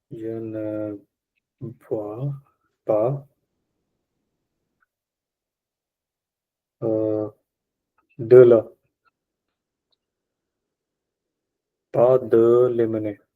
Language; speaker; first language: French; non-native, learner; Punjabi